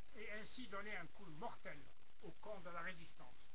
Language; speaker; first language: French; non-native, local second language; Arabic